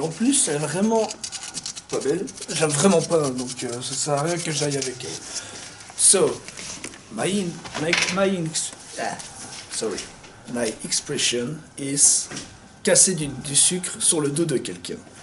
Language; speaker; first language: French; native; French